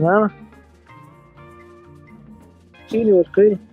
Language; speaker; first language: Danish; non-native, learner; Swahili